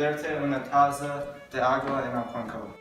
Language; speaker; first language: Spanish; non-native, learner; English